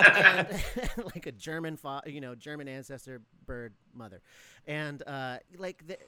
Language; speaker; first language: English; native; English